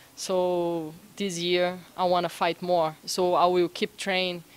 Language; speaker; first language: English; non-native, learner; Portuguese